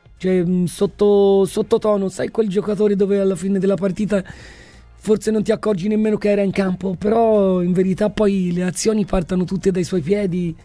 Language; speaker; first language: Italian; early bilingual, other home language; Arabic